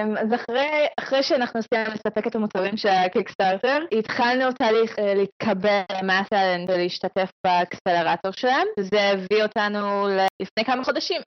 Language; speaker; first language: Hebrew; non-native, fluent; English